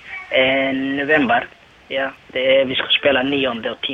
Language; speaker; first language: Swedish; non-native, learner; Somali